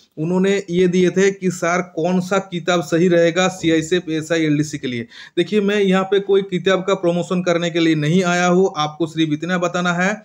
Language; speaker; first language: Hindi; non-native, local second language; Bangla